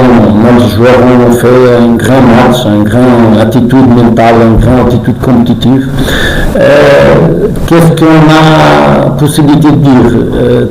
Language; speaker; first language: French; non-native, learner; Portuguese